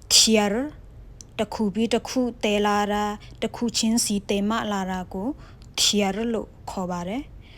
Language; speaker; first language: Burmese; non-native, local second language; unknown